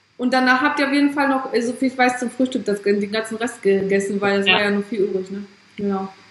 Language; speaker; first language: German; native; German